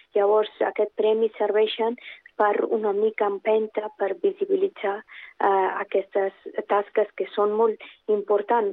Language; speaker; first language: Catalan; non-native, fluent; Persian